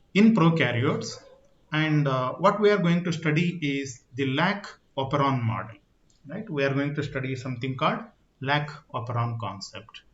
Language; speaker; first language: English; non-native, local second language; Kannada